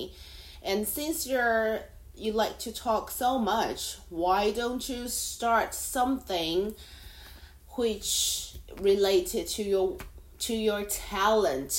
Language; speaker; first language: English; non-native, fluent; Chinese